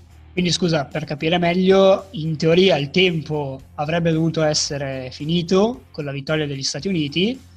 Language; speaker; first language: Italian; native; Italian